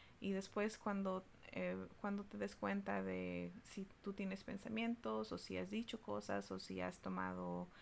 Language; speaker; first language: Spanish; early bilingual, heritage; Spanish